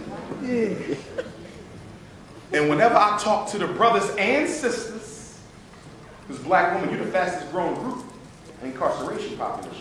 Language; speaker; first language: English; native; English